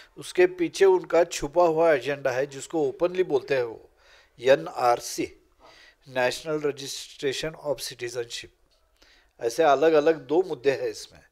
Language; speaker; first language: Urdu; non-native, local second language; Marathi